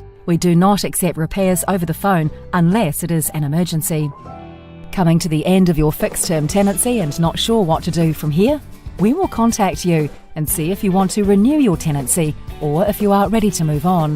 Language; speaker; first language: English; native; English